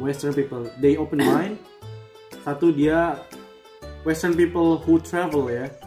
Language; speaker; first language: English; non-native, fluent; Indonesian